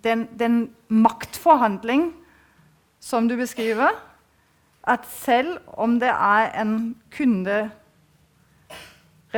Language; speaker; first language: Norwegian; non-native, fluent; German